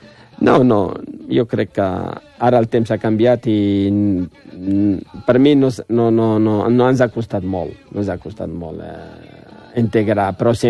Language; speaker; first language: Catalan; non-native, fluent; Riffian